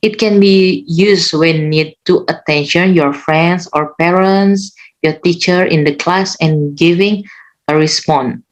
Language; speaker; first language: English; non-native, learner; Indonesian